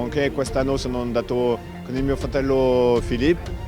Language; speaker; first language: Italian; non-native, learner; French